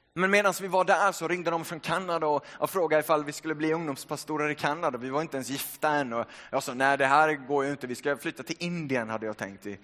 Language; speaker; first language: Swedish; early bilingual, other home language; Finnish